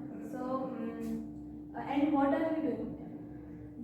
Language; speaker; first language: English; non-native, learner; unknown